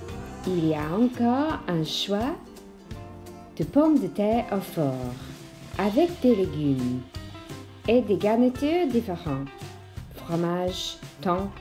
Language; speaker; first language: French; non-native, fluent; English